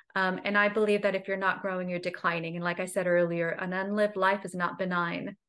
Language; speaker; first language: English; native; English